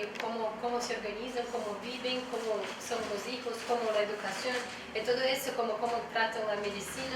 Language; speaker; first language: Spanish; non-native, learner; Portuguese